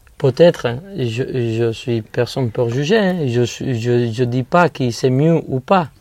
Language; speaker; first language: French; non-native, fluent; Spanish